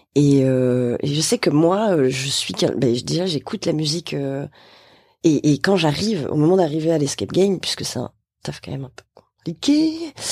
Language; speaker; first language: French; native; French